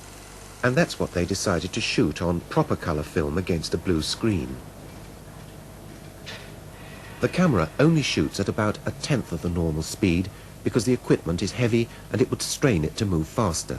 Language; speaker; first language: English; native; English